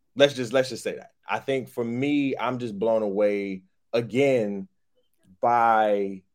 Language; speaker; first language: English; native; English